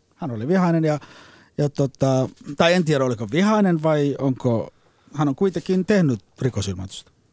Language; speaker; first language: Finnish; non-native, fluent; Somali